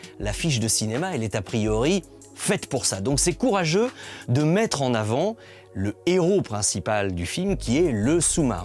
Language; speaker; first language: French; native; French